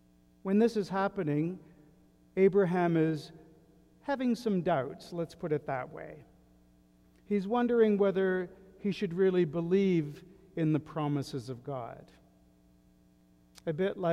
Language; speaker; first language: English; native; English